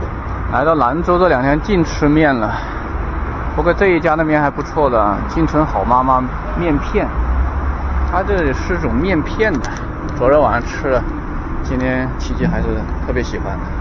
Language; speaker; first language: Chinese; native; Chinese